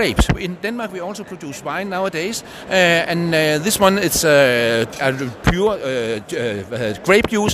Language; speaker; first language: English; non-native, fluent; Danish